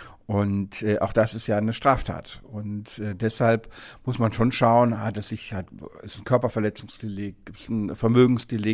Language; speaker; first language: German; native; German